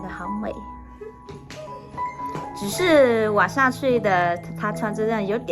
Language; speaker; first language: Chinese; non-native, learner; Vietnamese